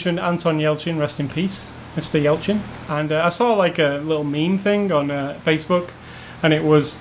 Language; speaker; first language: English; native; English